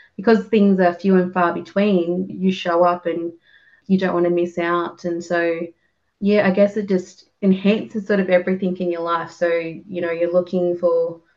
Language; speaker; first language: English; native; English